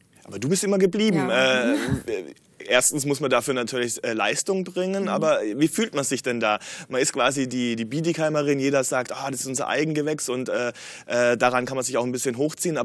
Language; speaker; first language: German; native; German